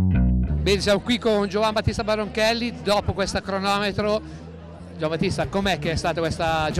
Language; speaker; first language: Italian; native; Italian